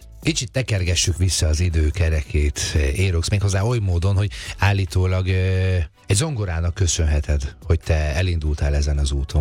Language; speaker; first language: Hungarian; native; Hungarian